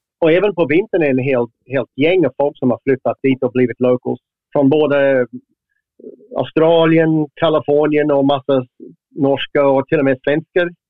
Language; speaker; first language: Swedish; non-native, fluent; English